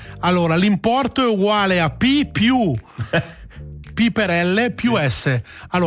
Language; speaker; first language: Italian; native; Italian